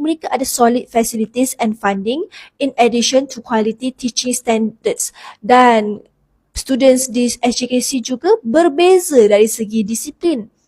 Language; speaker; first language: Malay; native; Malay